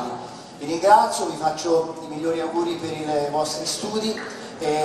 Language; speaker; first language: Italian; native; Italian